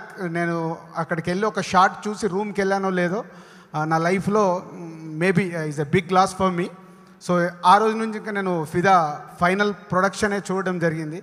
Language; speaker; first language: Telugu; native; Telugu